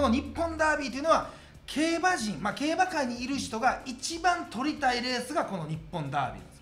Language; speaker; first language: Japanese; native; Japanese